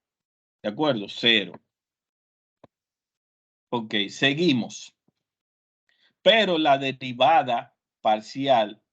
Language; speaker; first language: Spanish; native; Spanish